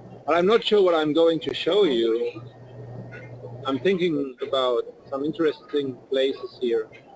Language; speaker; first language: English; non-native, fluent; German